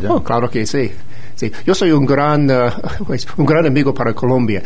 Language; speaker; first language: Spanish; non-native, fluent; English